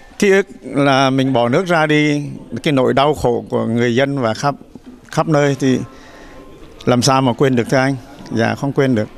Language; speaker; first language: Vietnamese; native; Vietnamese